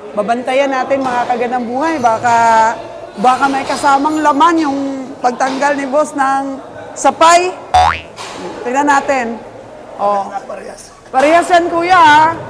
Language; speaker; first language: Filipino; non-native, local second language; Cebuano